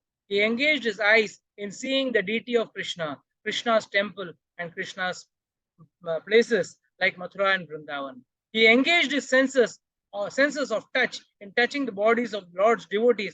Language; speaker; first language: English; non-native, local second language; Hindi